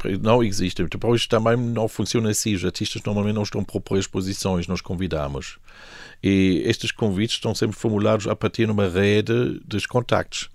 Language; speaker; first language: Portuguese; non-native, fluent; German